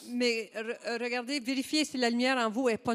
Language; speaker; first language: French; native; French